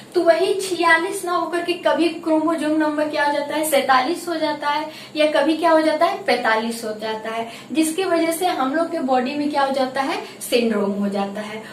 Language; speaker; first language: Hindi; native; Hindi